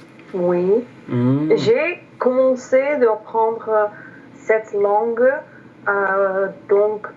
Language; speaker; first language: French; non-native, learner; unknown